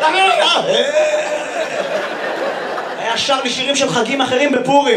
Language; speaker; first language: Hebrew; native; Hebrew